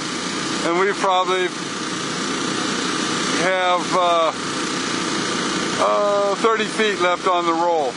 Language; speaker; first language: English; native; English